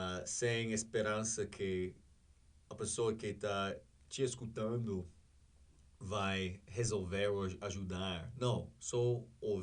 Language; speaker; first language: Portuguese; non-native, learner; English